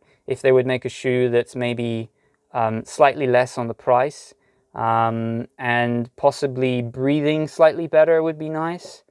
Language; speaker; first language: English; native; English